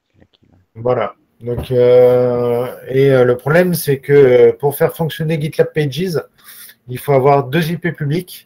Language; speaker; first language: French; native; French